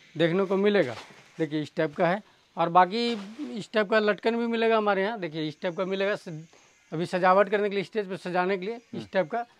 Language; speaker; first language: Hindi; native; Hindi